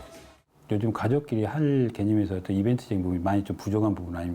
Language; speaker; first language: Korean; native; Korean